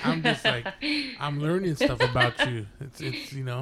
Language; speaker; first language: English; native; English